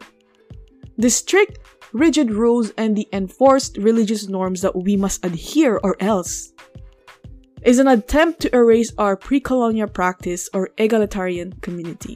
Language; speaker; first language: English; non-native, local second language; Filipino